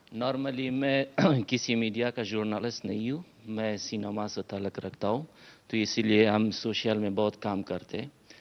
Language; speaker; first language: Hindi; non-native, fluent; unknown